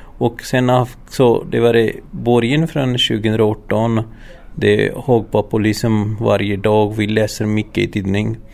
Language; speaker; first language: Swedish; non-native, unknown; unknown